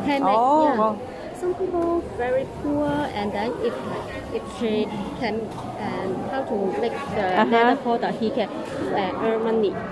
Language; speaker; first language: English; non-native, learner; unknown